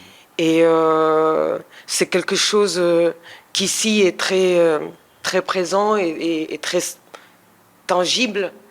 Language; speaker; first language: French; non-native, fluent; Russian